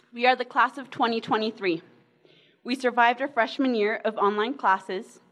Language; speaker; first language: English; early bilingual, other home language; Spanish